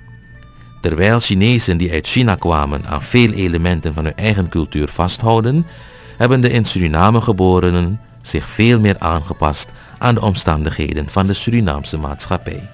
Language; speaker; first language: Dutch; native; Dutch